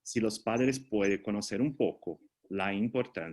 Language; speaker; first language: Spanish; non-native, fluent; Portuguese